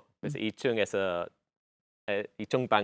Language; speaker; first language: Korean; non-native, fluent; English